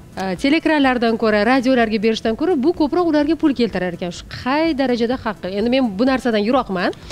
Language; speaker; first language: Uzbek; native; Uzbek